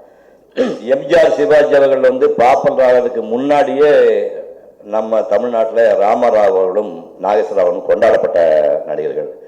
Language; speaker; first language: Tamil; native; Tamil